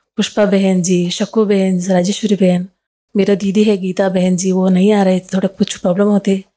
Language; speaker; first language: Hindi; non-native, local second language; Kannada